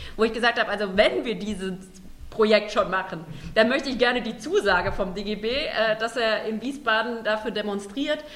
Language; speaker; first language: German; native; German